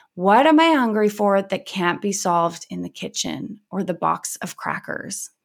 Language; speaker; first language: English; native; English